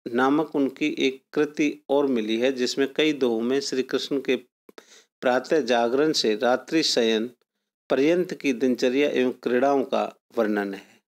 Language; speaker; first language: Hindi; native; Hindi